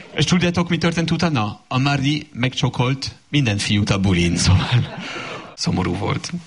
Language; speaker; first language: Hungarian; non-native, fluent; French